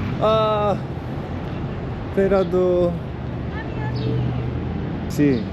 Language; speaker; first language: Spanish; non-native, learner; Korean